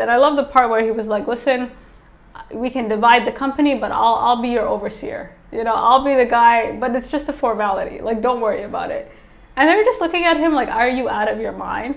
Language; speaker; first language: English; native; English